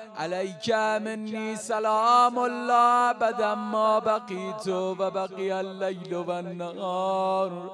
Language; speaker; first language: Arabic; non-native, fluent; Persian